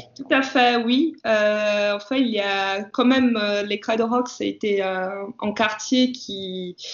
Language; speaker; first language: French; non-native, fluent; Portuguese